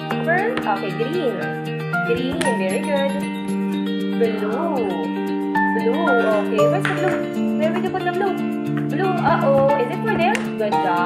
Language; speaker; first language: English; non-native, local second language; Filipino